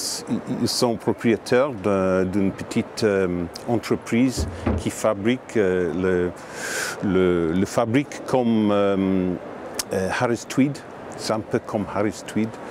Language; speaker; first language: French; non-native, learner; English